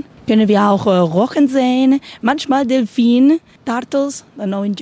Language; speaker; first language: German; non-native, learner; Spanish